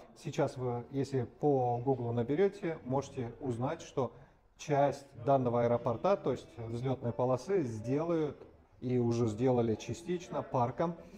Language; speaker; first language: Russian; non-native, local second language; Kazakh